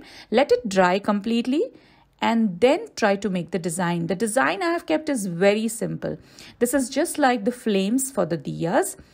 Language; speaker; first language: English; non-native, local second language; Hindi